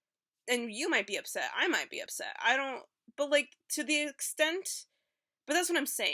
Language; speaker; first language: English; native; English